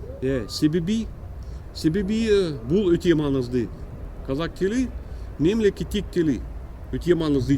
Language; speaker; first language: Kazakh; non-native, learner; Russian